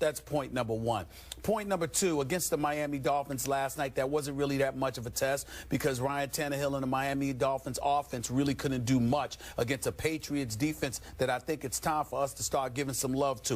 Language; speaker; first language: English; native; English